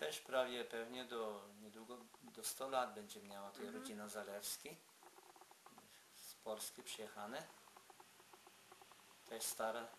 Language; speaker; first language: Polish; early bilingual, heritage; Polish